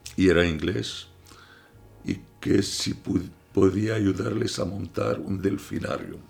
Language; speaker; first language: Spanish; non-native, fluent; Arabic